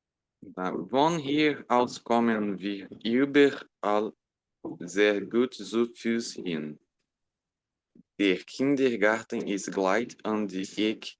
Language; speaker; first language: German; non-native, learner; Portuguese